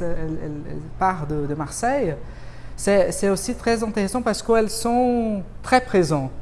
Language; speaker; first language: French; non-native, fluent; Portuguese